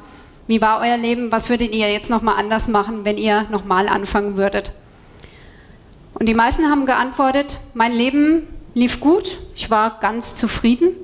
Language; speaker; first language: German; native; German